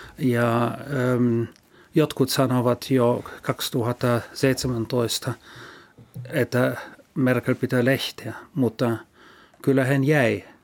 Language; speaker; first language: Finnish; non-native, fluent; German